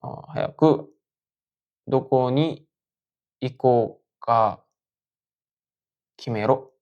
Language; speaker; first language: Japanese; non-native, fluent; Korean